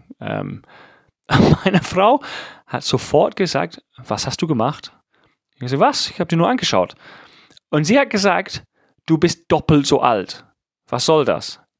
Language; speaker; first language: German; non-native, fluent; English